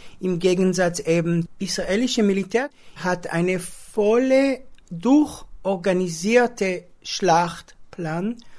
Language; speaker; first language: German; non-native, fluent; Hebrew